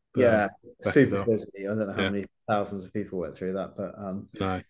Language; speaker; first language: English; native; English